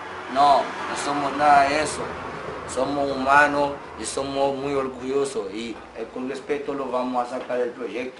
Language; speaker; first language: Spanish; non-native, fluent; Haitian Creole